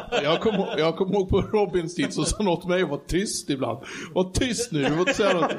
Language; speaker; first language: Swedish; native; Swedish